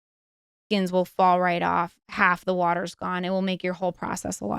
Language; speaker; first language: English; native; English